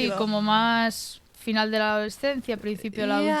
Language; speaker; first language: Spanish; native; Spanish